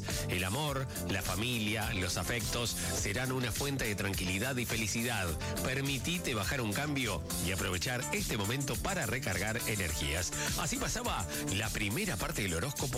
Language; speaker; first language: Spanish; native; Spanish